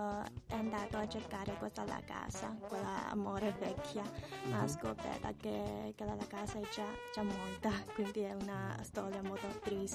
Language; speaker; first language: Italian; non-native, learner; Chinese